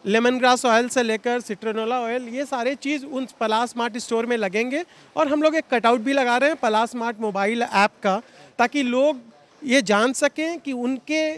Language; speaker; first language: Hindi; native; Hindi